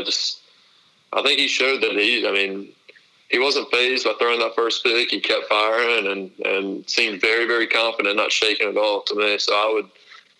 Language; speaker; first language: English; native; English